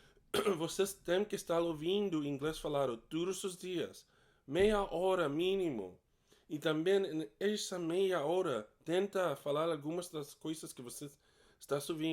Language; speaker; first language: Portuguese; non-native, learner; English